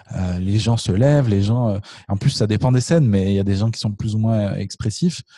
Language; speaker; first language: French; native; French